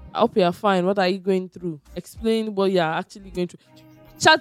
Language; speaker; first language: English; non-native, local second language; Yoruba